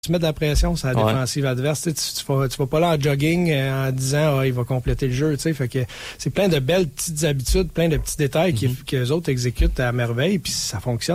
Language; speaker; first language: French; native; French